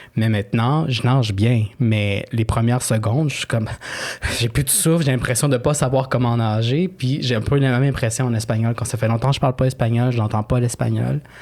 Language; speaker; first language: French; early bilingual, other home language; Spanish